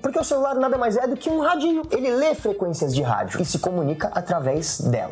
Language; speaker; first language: Portuguese; native; Portuguese